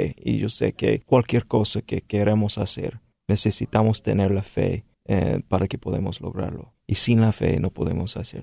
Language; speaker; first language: Spanish; non-native, fluent; English